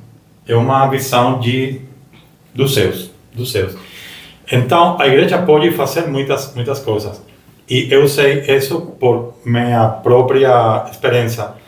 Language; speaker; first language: Portuguese; non-native, learner; Spanish